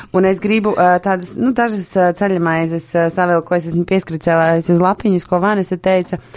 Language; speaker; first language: Latvian; native; Latvian